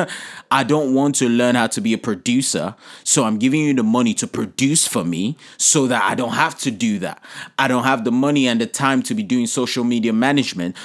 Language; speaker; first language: English; non-native, local second language; Yoruba